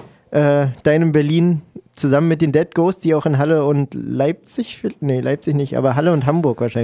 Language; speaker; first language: German; native; German